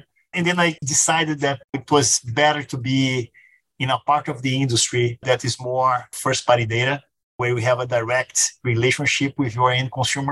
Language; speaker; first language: English; non-native, fluent; Portuguese